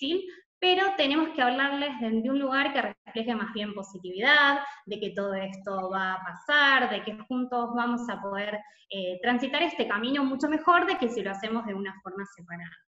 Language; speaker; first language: Spanish; native; Spanish